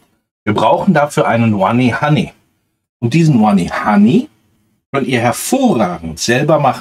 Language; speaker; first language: German; native; German